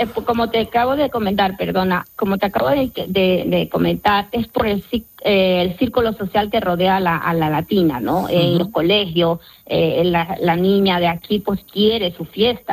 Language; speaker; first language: Spanish; native; Spanish